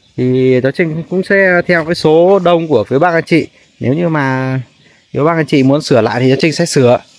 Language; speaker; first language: Vietnamese; non-native, local second language; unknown